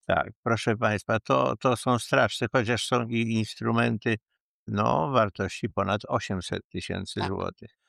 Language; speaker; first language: Polish; native; Polish